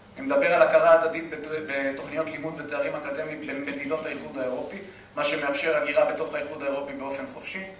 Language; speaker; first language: Hebrew; native; Hebrew